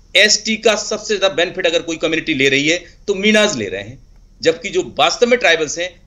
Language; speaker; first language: Hindi; native; Hindi